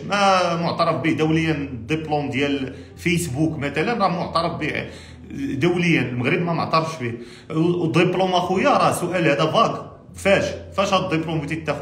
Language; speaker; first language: Arabic; native; Arabic